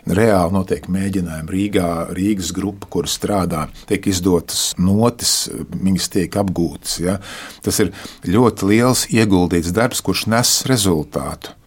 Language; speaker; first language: Latvian; native; Latvian